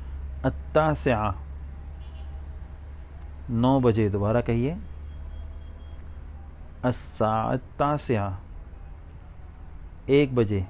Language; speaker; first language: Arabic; non-native, fluent; Urdu